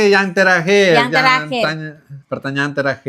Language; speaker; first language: Indonesian; non-native, learner; Catalan